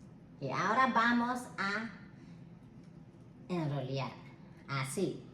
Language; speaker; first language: Spanish; non-native, fluent; Filipino